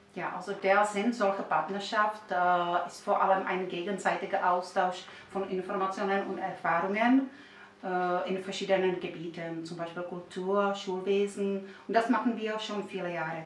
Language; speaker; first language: German; non-native, fluent; Czech